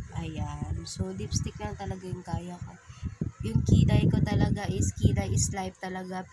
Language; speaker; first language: Filipino; non-native, local second language; Bikol